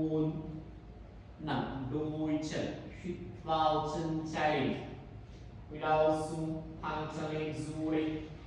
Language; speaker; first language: Vietnamese; non-native, learner; Indonesian